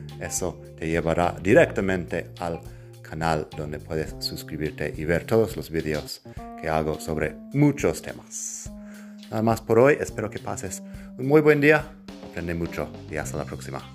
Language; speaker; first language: Spanish; non-native, fluent; English